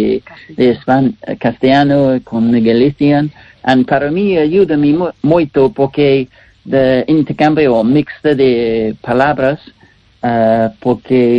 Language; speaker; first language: Spanish; non-native, learner; English